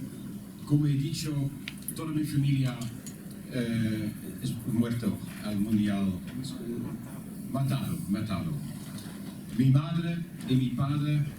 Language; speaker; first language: Spanish; non-native, learner; Dutch